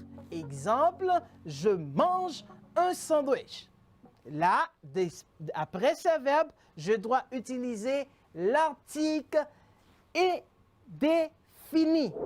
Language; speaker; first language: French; non-native, fluent; Spanish